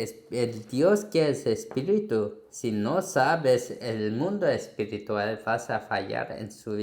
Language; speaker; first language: Spanish; non-native, fluent; Korean